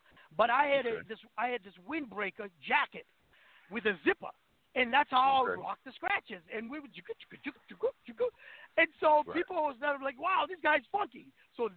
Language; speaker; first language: English; non-native, local second language; Shona